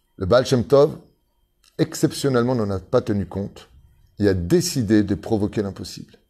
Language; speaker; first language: French; native; French